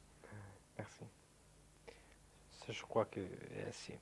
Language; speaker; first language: French; non-native, fluent; Italian